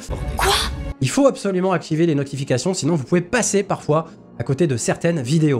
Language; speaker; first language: French; native; French